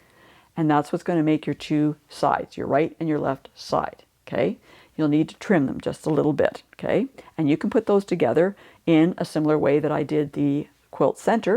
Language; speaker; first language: English; native; English